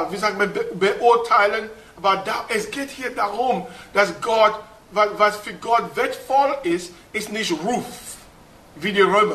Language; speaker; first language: German; non-native, fluent; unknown